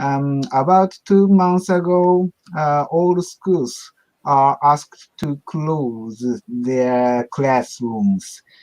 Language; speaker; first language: English; non-native, learner; Japanese